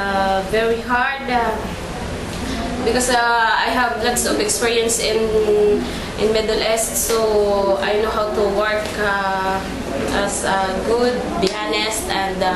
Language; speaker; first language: English; non-native, learner; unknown